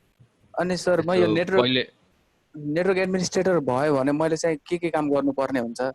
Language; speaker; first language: Nepali; native; Nepali